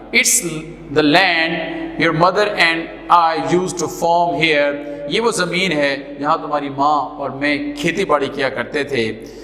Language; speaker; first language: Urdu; non-native, local second language; Punjabi